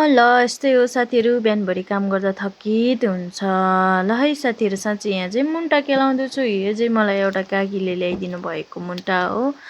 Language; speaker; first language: Nepali; non-native, local second language; Sherpa